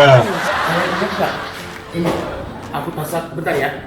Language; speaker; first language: Indonesian; non-native, fluent; Japanese